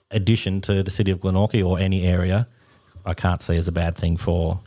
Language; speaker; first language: English; native; English